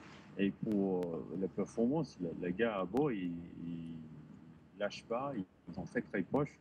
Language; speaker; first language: French; non-native, learner; English